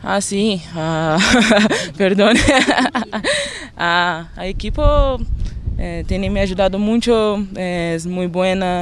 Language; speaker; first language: Spanish; non-native, learner; Portuguese